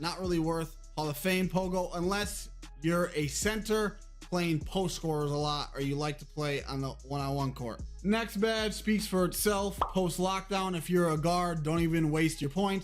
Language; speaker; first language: English; native; English